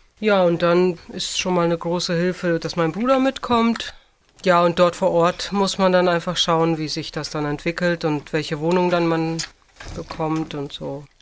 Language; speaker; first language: German; early bilingual, other home language; Russian